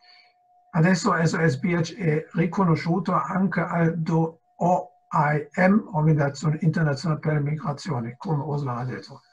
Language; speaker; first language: Italian; non-native, fluent; German